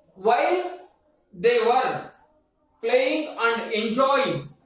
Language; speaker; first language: English; non-native, local second language; Kannada